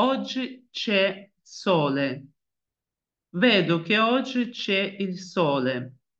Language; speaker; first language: Italian; non-native, fluent; Russian